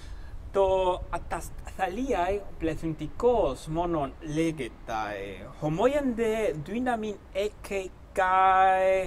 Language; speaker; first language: Greek; non-native, fluent; Spanish